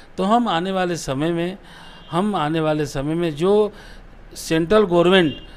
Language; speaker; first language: Hindi; native; Hindi